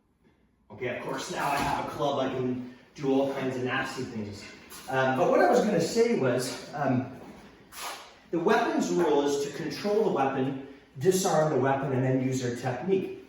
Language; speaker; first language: English; native; English